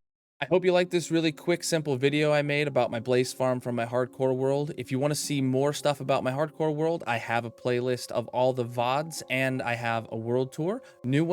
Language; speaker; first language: English; native; English